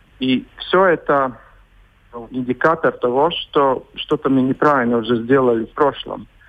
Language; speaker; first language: Russian; non-native, local second language; Latvian